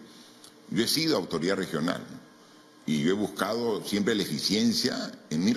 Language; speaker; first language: Spanish; native; Spanish